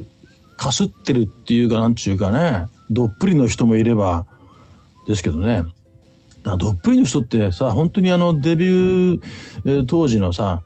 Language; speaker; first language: Japanese; native; Japanese